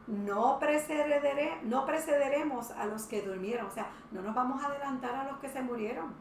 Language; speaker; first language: Spanish; native; Spanish